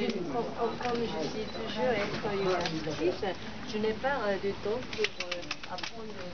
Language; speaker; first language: French; non-native, learner; Japanese